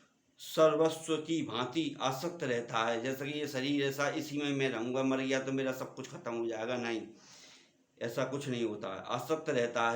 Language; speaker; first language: Hindi; native; Hindi